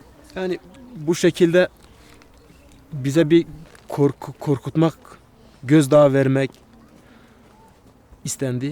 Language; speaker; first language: Turkish; non-native, local second language; Kurdish